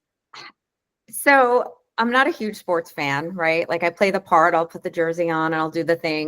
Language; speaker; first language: English; native; English